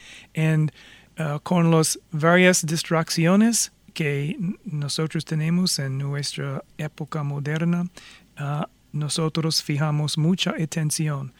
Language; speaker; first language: Spanish; non-native, fluent; English